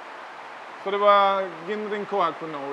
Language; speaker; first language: Japanese; non-native, learner; German